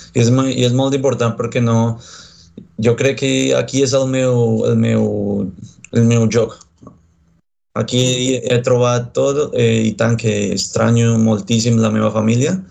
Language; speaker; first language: Catalan; non-native, learner; Spanish